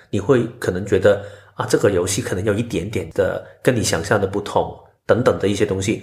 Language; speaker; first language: Chinese; non-native, local second language; Cantonese